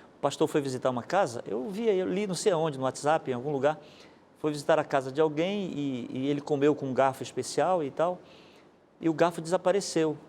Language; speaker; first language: Portuguese; native; Portuguese